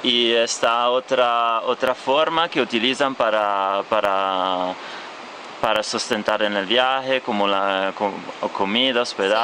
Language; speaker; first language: Spanish; non-native, fluent; Italian